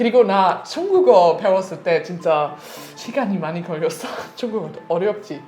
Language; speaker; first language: Korean; non-native, learner; German